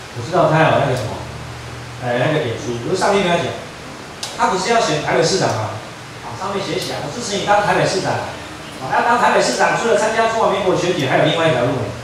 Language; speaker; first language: Chinese; native; Chinese